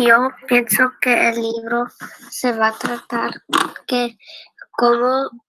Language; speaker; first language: Spanish; early bilingual, heritage; Spanish